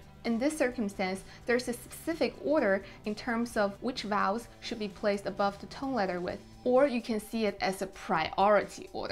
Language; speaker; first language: English; non-native, fluent; Chinese